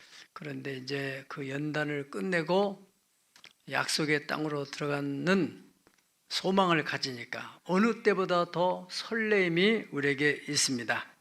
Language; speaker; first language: Korean; native; Korean